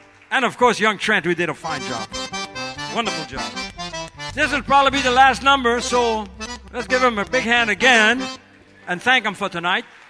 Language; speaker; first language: English; early bilingual, other home language; French